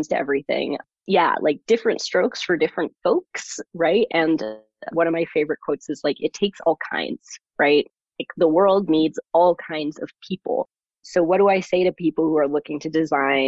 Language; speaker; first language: English; early bilingual, other home language; German